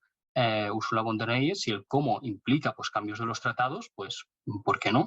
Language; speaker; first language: Spanish; native; Spanish